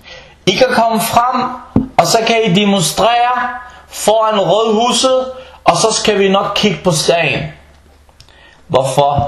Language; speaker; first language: Danish; non-native, fluent; Arabic